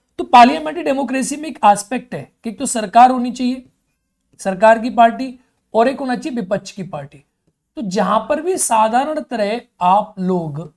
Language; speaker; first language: Hindi; native; Hindi